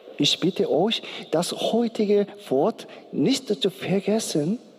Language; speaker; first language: German; non-native, learner; Korean